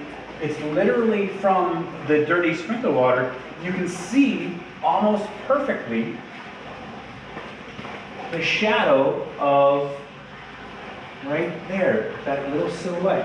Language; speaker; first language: English; native; English